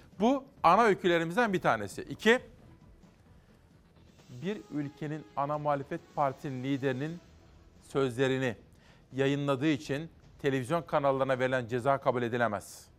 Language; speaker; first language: Turkish; native; Turkish